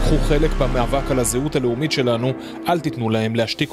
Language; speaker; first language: Hebrew; native; Hebrew